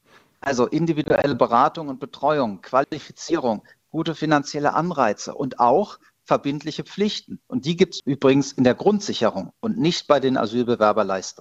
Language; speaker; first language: German; native; German